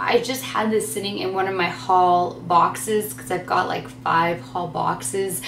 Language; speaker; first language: English; native; English